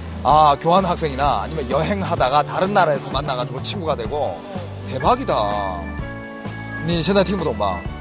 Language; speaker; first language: Korean; native; Korean